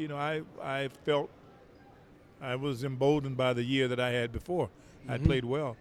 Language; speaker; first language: English; native; English